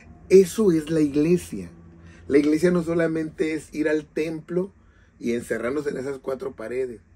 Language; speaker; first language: Spanish; native; Spanish